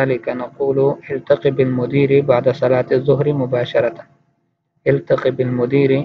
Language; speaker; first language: Arabic; non-native, fluent; Urdu